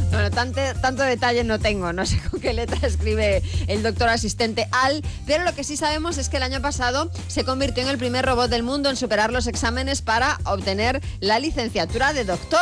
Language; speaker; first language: Spanish; native; Spanish